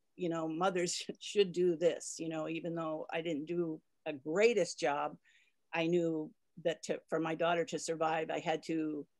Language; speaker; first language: English; native; English